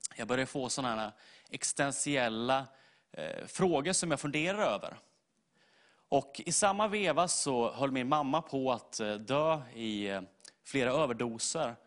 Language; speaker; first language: Swedish; native; Swedish